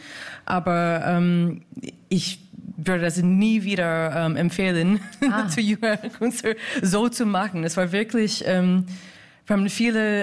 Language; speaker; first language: German; non-native, fluent; English